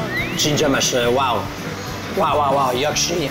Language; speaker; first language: Korean; non-native, fluent; English